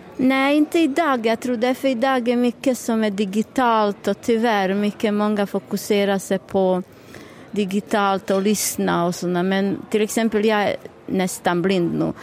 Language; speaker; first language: Swedish; non-native, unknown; Bosnian